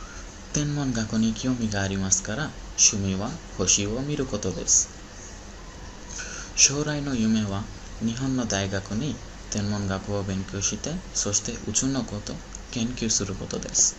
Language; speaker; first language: Japanese; non-native, learner; Bangla